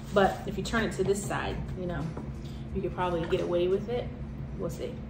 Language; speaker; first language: English; native; English